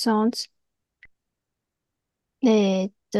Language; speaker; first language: French; non-native, learner; Chinese